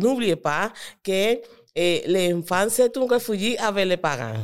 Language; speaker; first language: French; non-native, learner; Spanish